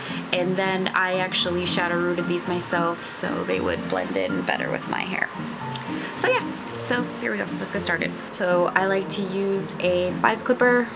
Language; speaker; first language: English; early bilingual, other home language; Spanish